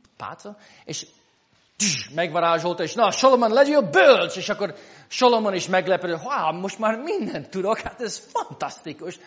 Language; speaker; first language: Hungarian; non-native, fluent; English